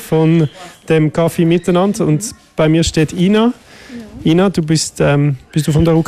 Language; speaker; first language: German; native; German